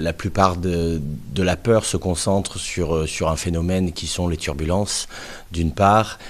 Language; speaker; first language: French; native; French